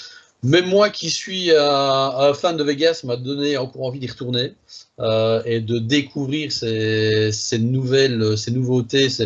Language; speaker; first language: French; native; French